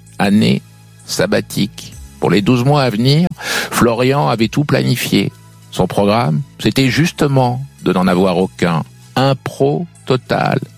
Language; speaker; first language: French; native; French